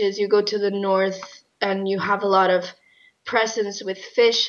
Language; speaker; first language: English; non-native, fluent; Spanish